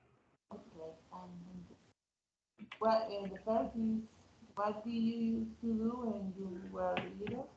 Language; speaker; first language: English; non-native, learner; Spanish